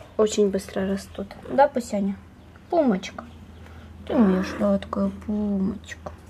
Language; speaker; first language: Russian; native; Russian